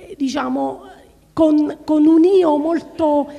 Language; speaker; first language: Italian; native; Italian